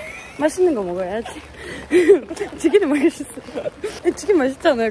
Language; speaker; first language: Korean; non-native, fluent; Turkish